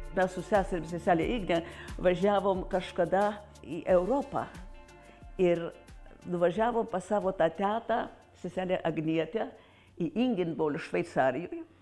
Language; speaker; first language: Lithuanian; early bilingual, heritage; Lithuanian